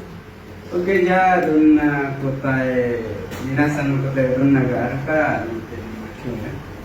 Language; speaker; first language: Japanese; non-native, fluent; Indonesian